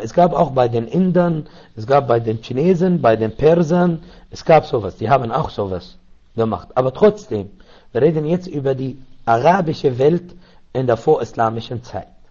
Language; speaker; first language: German; non-native, learner; Arabic